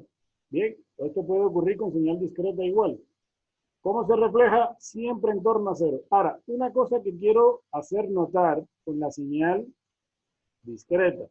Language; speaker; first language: Spanish; native; Spanish